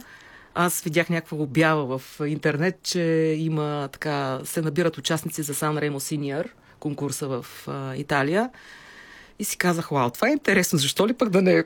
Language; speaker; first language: Bulgarian; native; Bulgarian